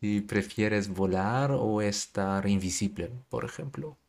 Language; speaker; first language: Spanish; non-native, learner; German